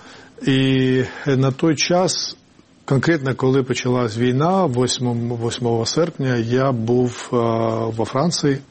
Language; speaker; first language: Ukrainian; non-native, fluent; Georgian